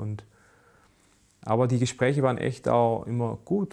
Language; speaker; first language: German; native; German